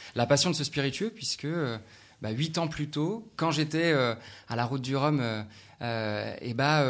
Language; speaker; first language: French; native; French